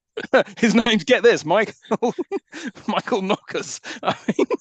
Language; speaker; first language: English; native; English